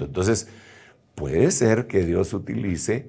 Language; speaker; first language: Spanish; native; Spanish